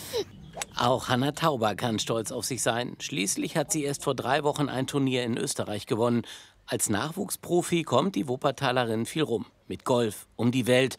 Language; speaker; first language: German; native; German